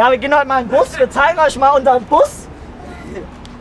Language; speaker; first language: German; native; German